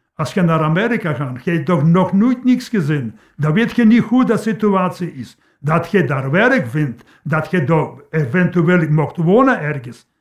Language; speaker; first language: Dutch; non-native, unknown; Polish